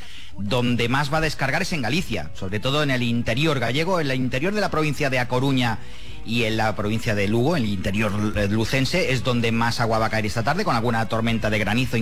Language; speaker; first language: Spanish; native; Spanish